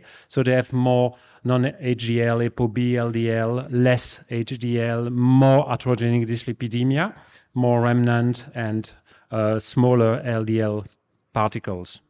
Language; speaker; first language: English; non-native, fluent; French